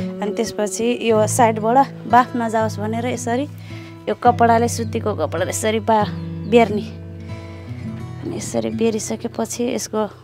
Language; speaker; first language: Nepali; non-native, local second language; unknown